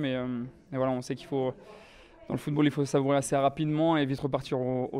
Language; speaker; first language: French; native; French